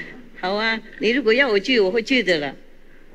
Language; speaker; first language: Chinese; non-native, fluent; Vietnamese